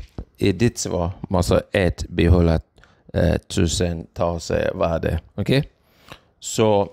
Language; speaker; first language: Swedish; non-native, fluent; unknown